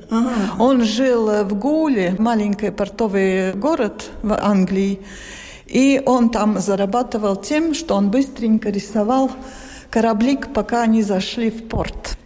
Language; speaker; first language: Russian; non-native, local second language; Latvian